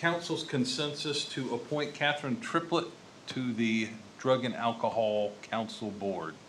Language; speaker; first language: English; native; English